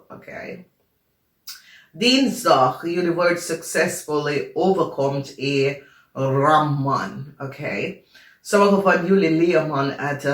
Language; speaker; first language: Dutch; non-native, learner; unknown